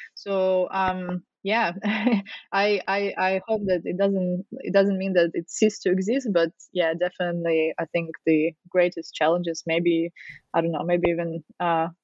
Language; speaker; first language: English; non-native, fluent; Russian